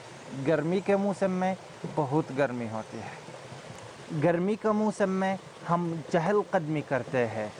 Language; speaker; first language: Hindi; non-native, learner; Arabic